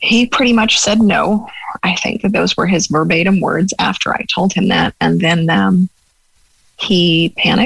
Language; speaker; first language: English; native; English